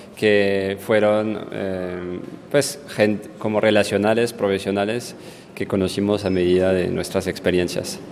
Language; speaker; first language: Spanish; non-native, fluent; French